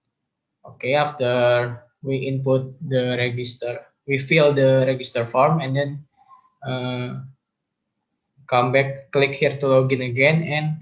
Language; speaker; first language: English; non-native, learner; Indonesian